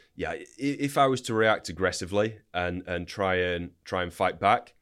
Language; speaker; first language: English; native; English